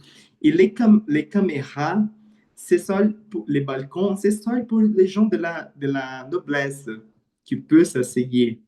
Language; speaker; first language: French; non-native, learner; Portuguese